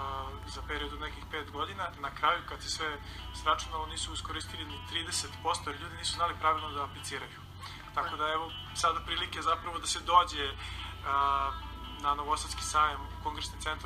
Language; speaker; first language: Serbian; native; Serbian